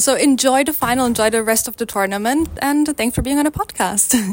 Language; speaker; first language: English; non-native, fluent; German